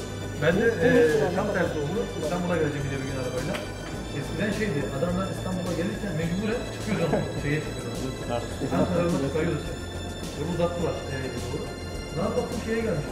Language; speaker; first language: Turkish; native; Turkish